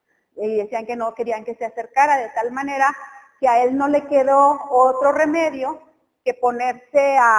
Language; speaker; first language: Spanish; native; Spanish